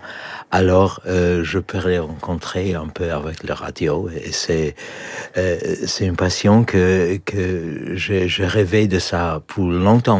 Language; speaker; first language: French; non-native, fluent; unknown